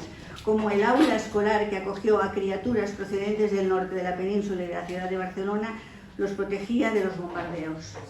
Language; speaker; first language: Spanish; native; Spanish